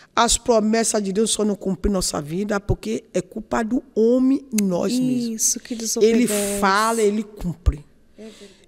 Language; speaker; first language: Portuguese; non-native, fluent; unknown